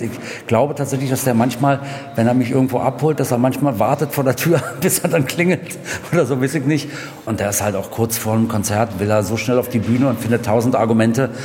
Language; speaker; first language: German; native; German